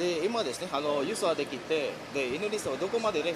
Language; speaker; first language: Japanese; non-native, learner; Indonesian